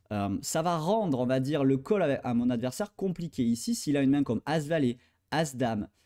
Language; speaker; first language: French; native; French